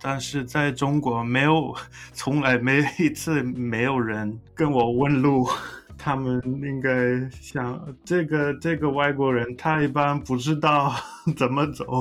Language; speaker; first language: Chinese; non-native, fluent; English